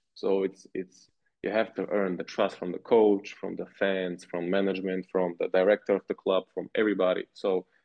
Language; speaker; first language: English; non-native, fluent; Serbian